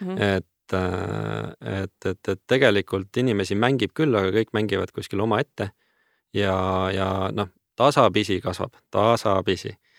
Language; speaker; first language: Estonian; native; Estonian